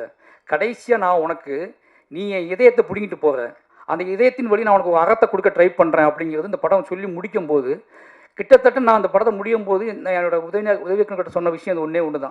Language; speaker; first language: Tamil; native; Tamil